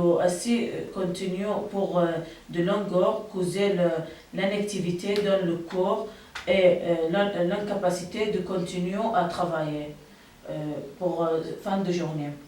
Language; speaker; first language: French; non-native, learner; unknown